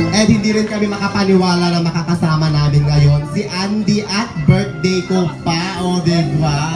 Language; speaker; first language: Filipino; non-native, local second language; Iloko